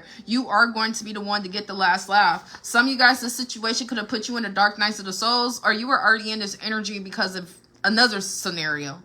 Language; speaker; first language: English; native; English